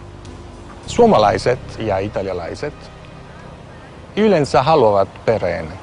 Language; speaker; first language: Finnish; non-native, fluent; Italian